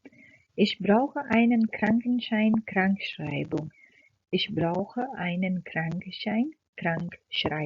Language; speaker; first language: German; non-native, fluent; Urdu